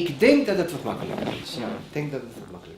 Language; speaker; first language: Dutch; non-native, fluent; Bosnian